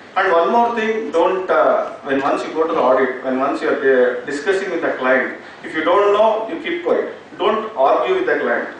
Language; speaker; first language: English; non-native, local second language; Kannada